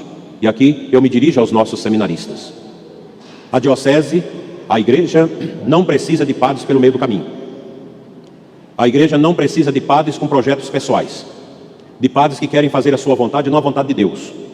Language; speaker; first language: Portuguese; native; Portuguese